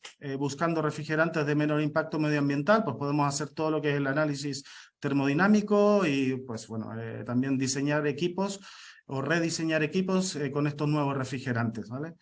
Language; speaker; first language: Spanish; native; Spanish